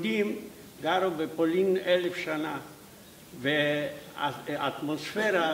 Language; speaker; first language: Hebrew; non-native, fluent; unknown